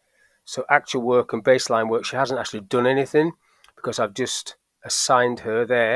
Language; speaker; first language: English; native; English